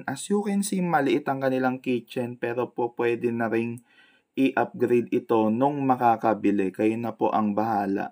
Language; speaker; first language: Filipino; native; Filipino